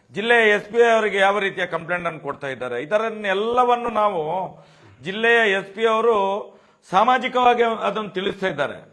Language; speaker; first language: Kannada; non-native, local second language; Tulu